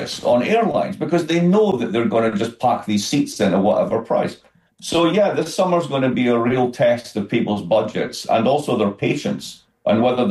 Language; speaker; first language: English; native; English